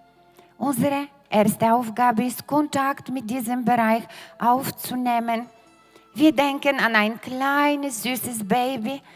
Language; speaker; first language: German; non-native, fluent; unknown